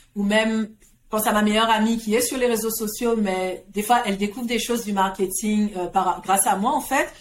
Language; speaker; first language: French; native; French